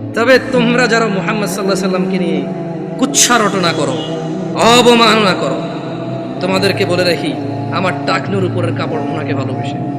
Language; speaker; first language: Bangla; early bilingual, heritage; Bangla